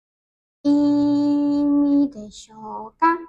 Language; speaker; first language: Japanese; non-native, learner; Burmese